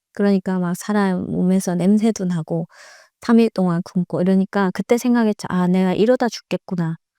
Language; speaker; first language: Korean; native; Korean